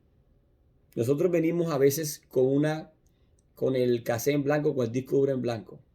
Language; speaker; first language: Spanish; native; Spanish